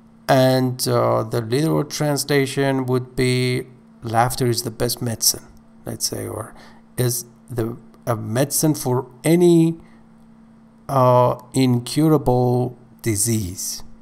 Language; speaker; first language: English; non-native, fluent; Persian